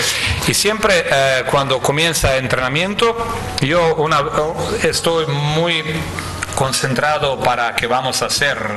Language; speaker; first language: Spanish; non-native, fluent; Croatian